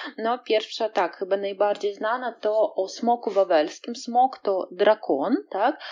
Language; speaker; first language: Polish; non-native, fluent; Russian